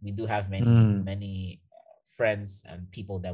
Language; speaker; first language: English; non-native, fluent; Portuguese